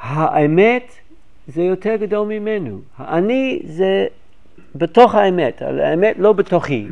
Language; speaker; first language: Hebrew; non-native, fluent; English